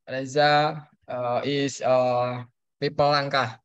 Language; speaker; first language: English; non-native, learner; Indonesian